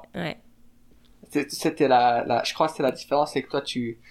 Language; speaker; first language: French; native; French